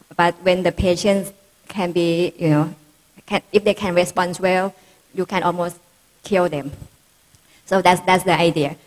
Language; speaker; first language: English; non-native, fluent; Thai